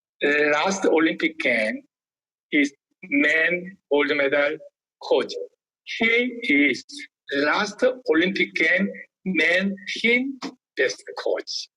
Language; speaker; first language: English; non-native, learner; Korean